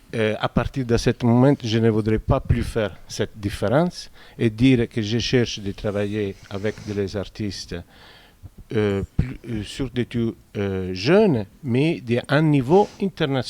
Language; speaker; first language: French; non-native, fluent; Italian